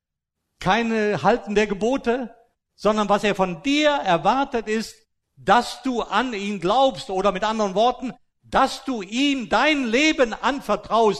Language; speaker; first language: German; native; German